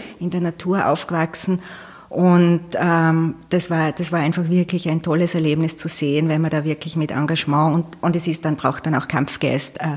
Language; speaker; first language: German; native; German